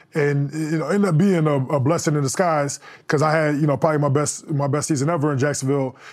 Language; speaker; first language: English; native; English